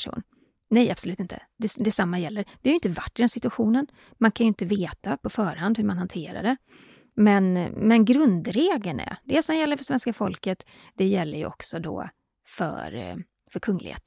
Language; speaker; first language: Swedish; native; Swedish